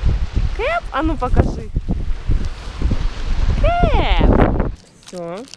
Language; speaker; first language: Russian; native; Russian